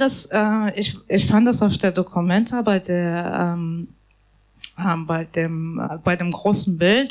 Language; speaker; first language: German; non-native, fluent; Persian